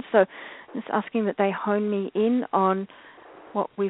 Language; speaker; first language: English; native; English